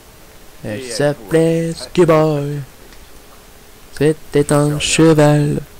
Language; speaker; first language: French; native; French